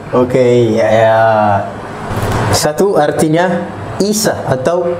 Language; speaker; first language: Indonesian; non-native, learner; Malagasy